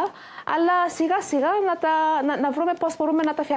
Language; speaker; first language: Greek; early bilingual, heritage; Greek